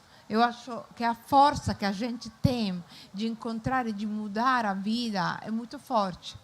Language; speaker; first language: Portuguese; non-native, fluent; Italian